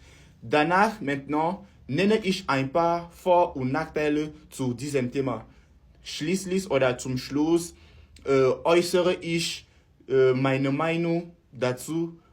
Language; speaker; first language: German; non-native, fluent; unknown